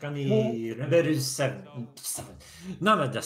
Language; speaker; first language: Japanese; non-native, learner; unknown